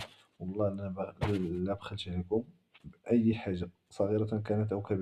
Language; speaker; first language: Arabic; native; Arabic